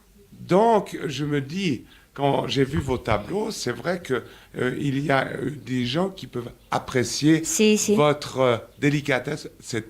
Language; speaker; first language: French; native; French